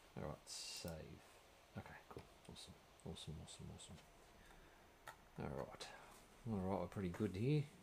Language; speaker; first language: English; native; English